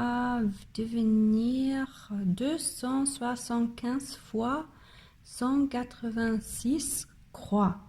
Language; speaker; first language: French; non-native, learner; German